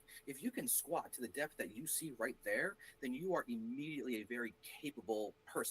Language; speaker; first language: English; native; English